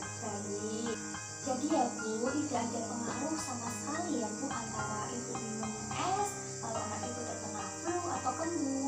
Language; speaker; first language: Indonesian; native; Indonesian